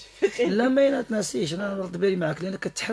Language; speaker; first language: Arabic; native; Arabic